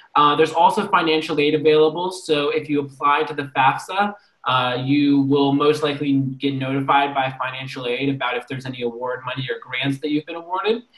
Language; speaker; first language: English; native; English